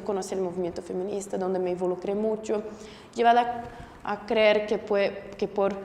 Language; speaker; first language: Spanish; non-native, fluent; Portuguese